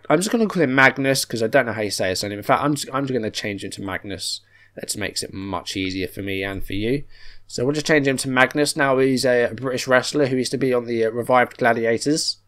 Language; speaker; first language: English; native; English